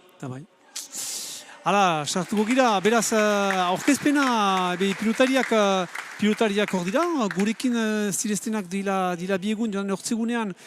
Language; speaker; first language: Basque; native; Basque